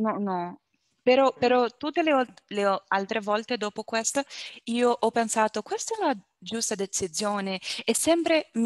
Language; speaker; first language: Italian; non-native, learner; Portuguese